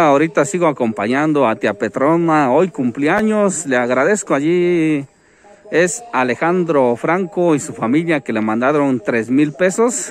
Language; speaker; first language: Spanish; native; Spanish